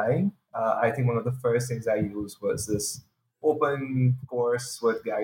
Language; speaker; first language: English; non-native, local second language; Urdu